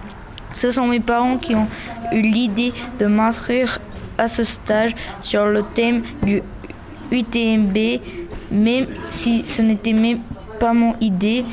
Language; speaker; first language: French; early bilingual, other home language; Polish